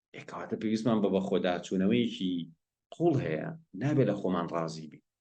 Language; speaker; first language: Central Kurdish; non-native, local second language; Gurani